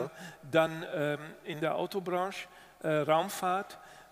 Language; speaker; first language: German; non-native, fluent; Dutch